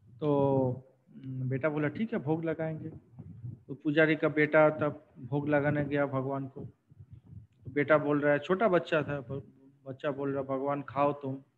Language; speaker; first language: Hindi; non-native, local second language; Bangla